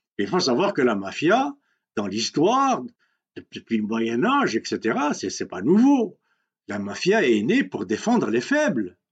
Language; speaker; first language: French; non-native, local second language; Kabyle